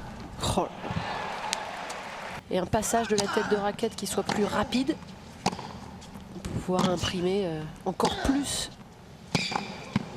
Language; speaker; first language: French; native; French